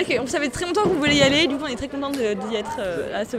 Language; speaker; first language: French; native; French